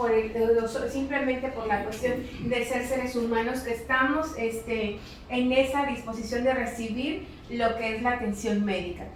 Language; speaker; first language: Spanish; native; Spanish